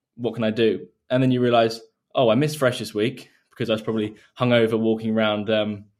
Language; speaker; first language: English; native; English